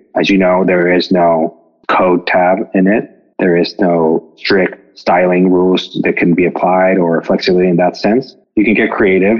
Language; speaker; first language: English; non-native, fluent; Spanish